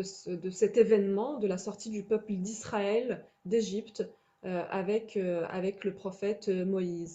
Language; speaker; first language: French; native; French